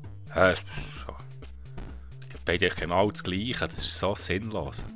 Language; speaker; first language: German; native; German